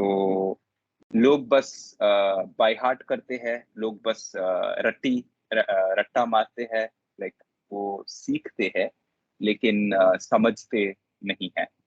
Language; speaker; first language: Hindi; non-native, local second language; Telugu